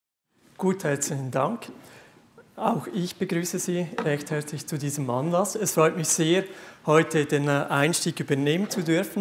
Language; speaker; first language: German; native; German